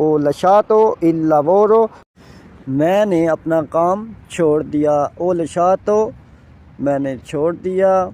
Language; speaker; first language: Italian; non-native, fluent; Urdu